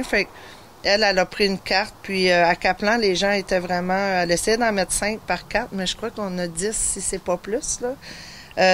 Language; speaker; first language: French; native; French